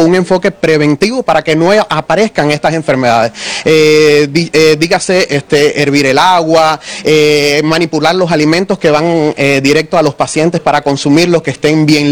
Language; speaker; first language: Spanish; native; Spanish